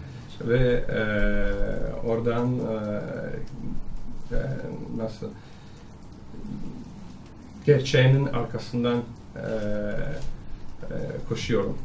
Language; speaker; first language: Turkish; non-native, learner; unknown